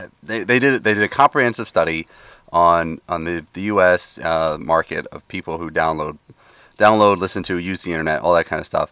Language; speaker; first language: English; native; English